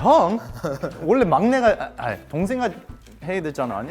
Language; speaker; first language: Korean; early bilingual, heritage; English